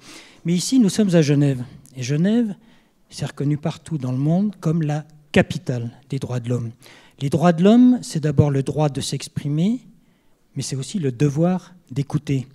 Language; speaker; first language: French; native; French